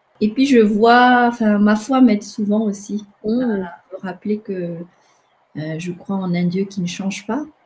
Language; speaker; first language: French; non-native, local second language; Malagasy